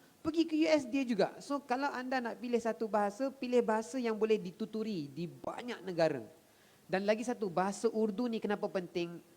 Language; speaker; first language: Malay; native; Malay